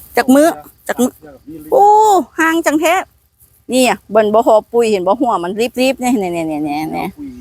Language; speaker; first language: Thai; native; Thai